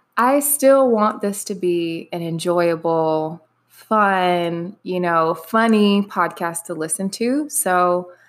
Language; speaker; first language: English; native; English